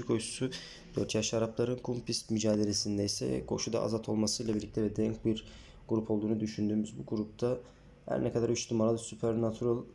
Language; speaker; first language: Turkish; native; Turkish